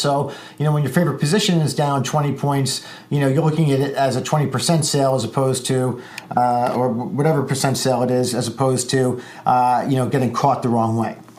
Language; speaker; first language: English; native; English